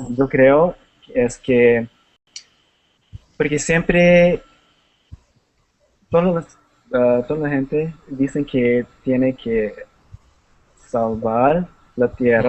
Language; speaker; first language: Spanish; non-native, learner; English